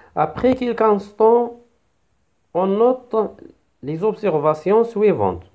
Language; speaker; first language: French; non-native, local second language; Arabic